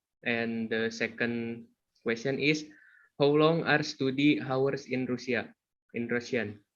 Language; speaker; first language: English; non-native, learner; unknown